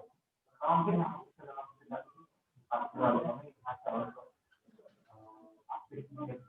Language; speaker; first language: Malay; non-native, local second language; Javanese